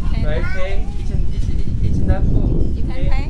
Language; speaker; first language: English; non-native, learner; Korean